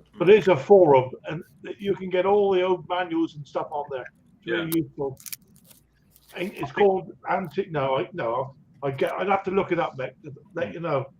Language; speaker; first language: English; native; English